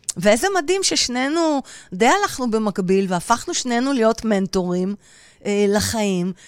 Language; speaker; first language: Hebrew; native; Hebrew